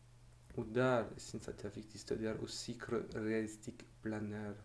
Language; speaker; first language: Norwegian; non-native, fluent; French